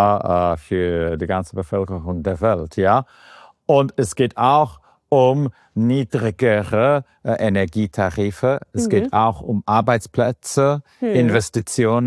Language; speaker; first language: German; non-native, fluent; English